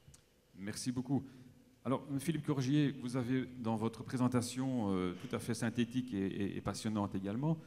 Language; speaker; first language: French; native; French